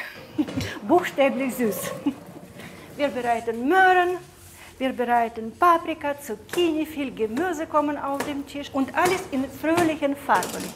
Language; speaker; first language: German; non-native, fluent; Russian